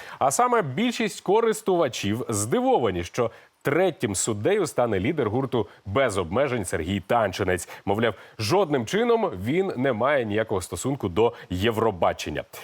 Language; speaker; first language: Ukrainian; native; Ukrainian